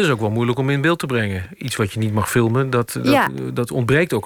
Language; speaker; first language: Dutch; native; Dutch